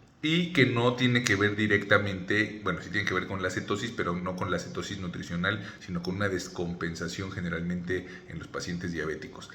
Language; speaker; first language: Spanish; native; Spanish